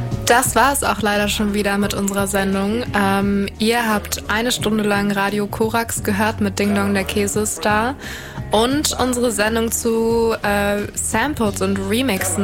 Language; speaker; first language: German; native; German